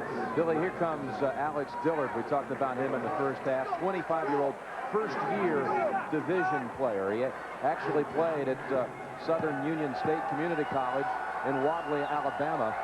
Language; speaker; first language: English; native; English